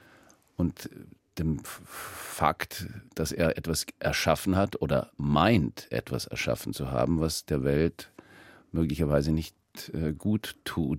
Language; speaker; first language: German; early bilingual, heritage; German